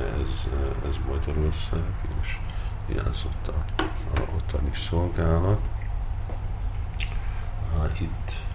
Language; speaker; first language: Hungarian; early bilingual, heritage; Hungarian